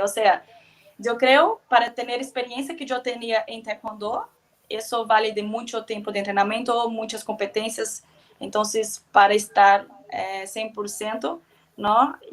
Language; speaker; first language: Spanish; non-native, learner; Portuguese